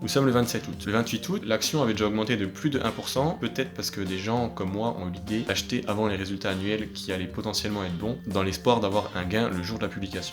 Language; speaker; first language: French; native; French